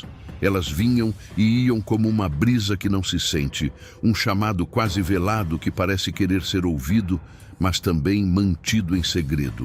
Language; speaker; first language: Portuguese; native; Portuguese